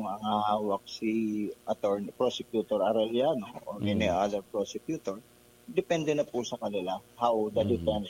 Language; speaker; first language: English; non-native, local second language; Bikol